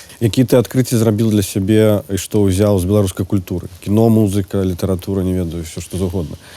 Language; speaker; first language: Belarusian; native; Belarusian